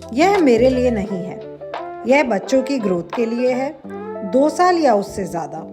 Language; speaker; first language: Hindi; non-native, local second language; Bangla